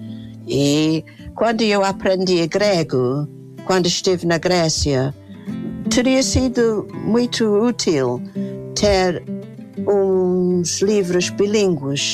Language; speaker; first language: Portuguese; non-native, fluent; English